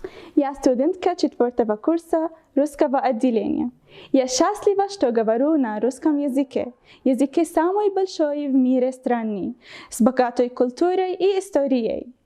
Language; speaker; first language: Russian; non-native, fluent; Arabic